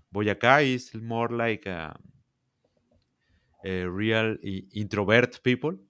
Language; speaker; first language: English; non-native, learner; Spanish